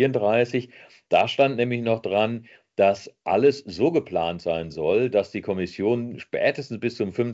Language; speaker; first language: German; native; German